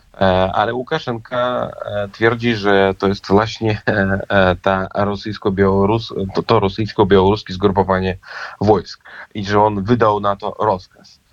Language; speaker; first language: Polish; non-native, fluent; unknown